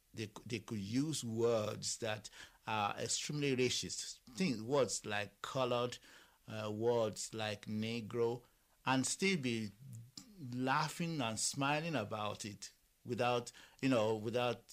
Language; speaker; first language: English; non-native, local second language; Yoruba